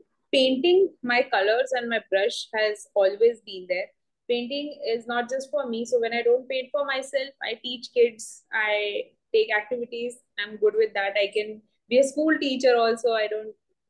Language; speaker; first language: English; non-native, local second language; Marathi